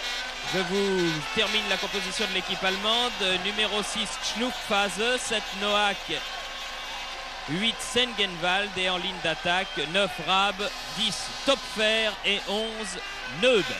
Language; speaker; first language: French; native; French